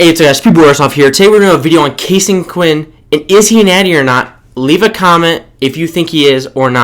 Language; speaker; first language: English; native; English